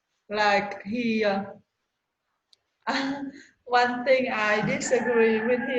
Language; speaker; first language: English; non-native, learner; Vietnamese